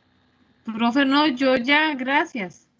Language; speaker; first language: Spanish; native; Spanish